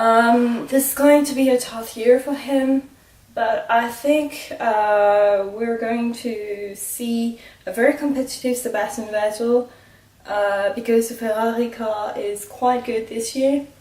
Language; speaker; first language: English; non-native, fluent; French